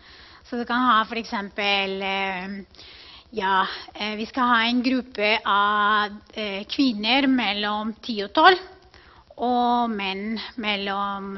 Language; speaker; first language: Norwegian; non-native, fluent; Spanish